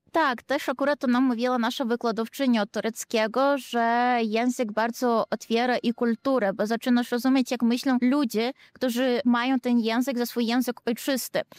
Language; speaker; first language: Polish; native; Polish